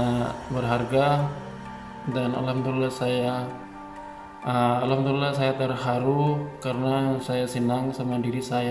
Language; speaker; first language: Indonesian; non-native, learner; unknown